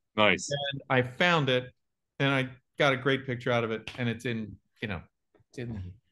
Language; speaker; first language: English; native; English